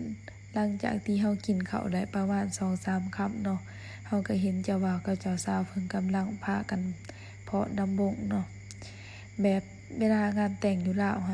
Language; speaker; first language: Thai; non-native, local second language; Northeastern Thai